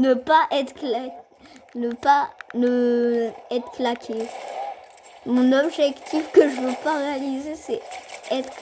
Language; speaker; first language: French; native; French